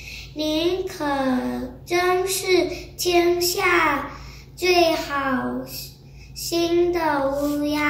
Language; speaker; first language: Chinese; early bilingual, heritage; Chinese